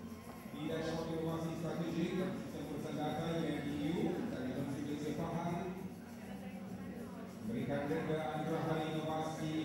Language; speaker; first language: Malay; native; Malay